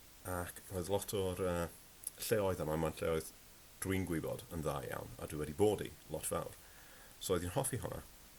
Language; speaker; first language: Welsh; non-native, learner; English